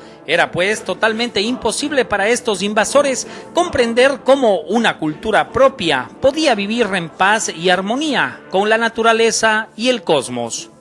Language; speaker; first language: Spanish; native; Spanish